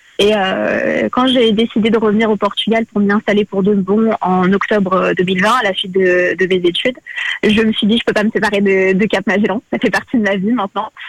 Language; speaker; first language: French; early bilingual, other home language; Portuguese